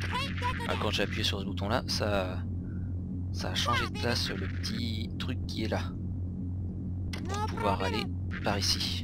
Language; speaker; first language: French; native; French